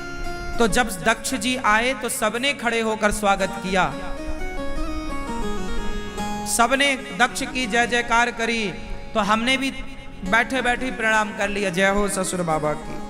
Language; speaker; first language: Hindi; native; Hindi